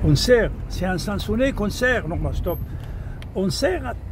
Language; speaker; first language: French; non-native, local second language; Arabic